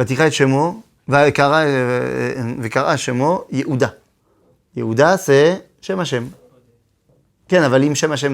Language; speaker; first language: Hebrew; non-native, fluent; French